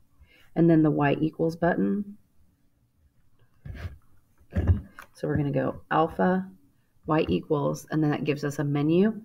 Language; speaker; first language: English; native; English